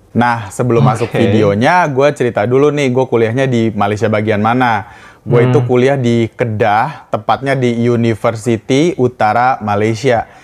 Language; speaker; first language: Indonesian; native; Indonesian